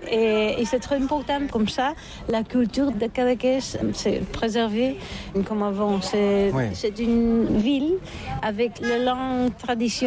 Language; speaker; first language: French; non-native, learner; Catalan